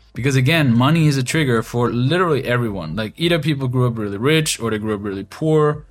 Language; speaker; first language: English; non-native, fluent; German